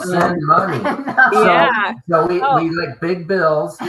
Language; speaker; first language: English; native; English